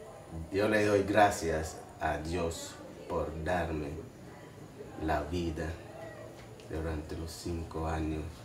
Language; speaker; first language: Spanish; non-native, local second language; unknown